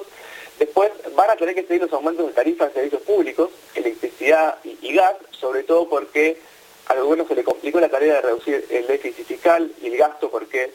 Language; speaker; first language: Spanish; native; Spanish